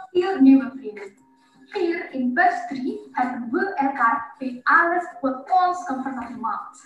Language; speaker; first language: Dutch; non-native, learner; Indonesian